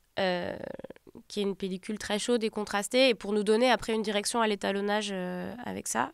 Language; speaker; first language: French; native; French